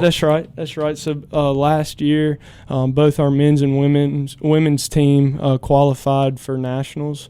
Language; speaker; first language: English; native; English